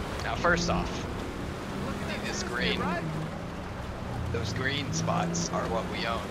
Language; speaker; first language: English; native; English